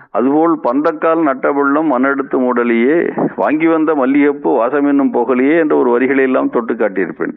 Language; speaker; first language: Tamil; native; Tamil